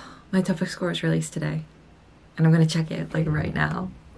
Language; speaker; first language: English; native; English